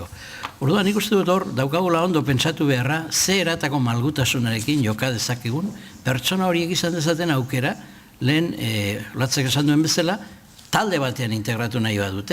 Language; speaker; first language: Basque; native; Basque